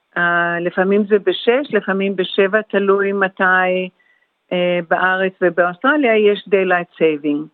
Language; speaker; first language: Hebrew; early bilingual, heritage; Hebrew